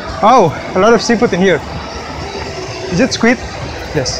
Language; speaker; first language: English; non-native, fluent; Indonesian